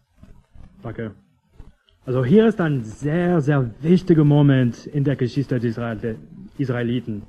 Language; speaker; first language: German; non-native, fluent; English